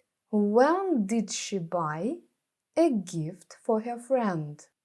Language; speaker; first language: English; non-native, fluent; Ukrainian